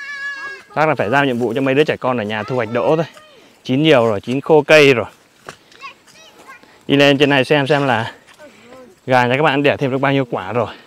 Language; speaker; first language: Vietnamese; native; Vietnamese